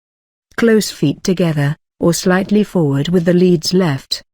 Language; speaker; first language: English; native; English